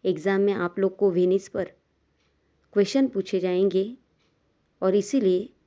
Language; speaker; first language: Hindi; non-native, local second language; Marathi